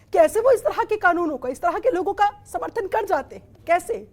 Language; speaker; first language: Hindi; native; Hindi